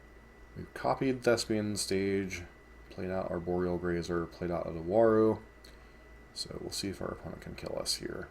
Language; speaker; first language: English; native; English